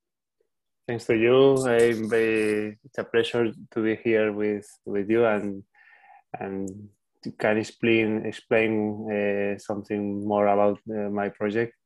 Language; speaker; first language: English; non-native, learner; Spanish